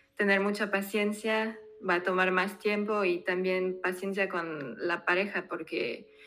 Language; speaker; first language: Spanish; non-native, fluent; French